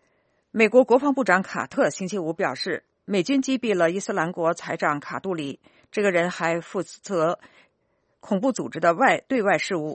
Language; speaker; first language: Chinese; native; Chinese